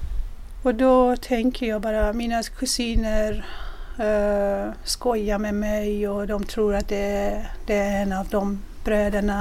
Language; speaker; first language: Swedish; non-native, fluent; Persian